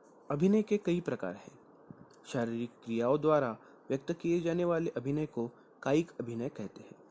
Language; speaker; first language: Hindi; non-native, local second language; Marathi